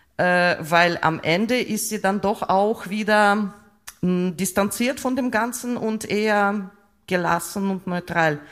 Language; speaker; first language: German; non-native, fluent; Russian